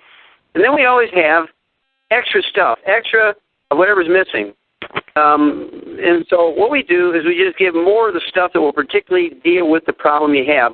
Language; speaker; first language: English; native; English